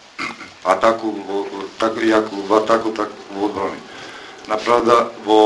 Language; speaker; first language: Polish; non-native, learner; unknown